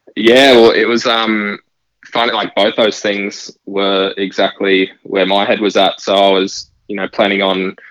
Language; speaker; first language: English; native; English